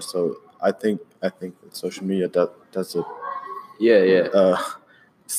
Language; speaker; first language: English; non-native, fluent; German